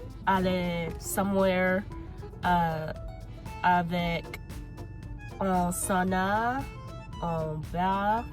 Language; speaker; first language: French; non-native, learner; English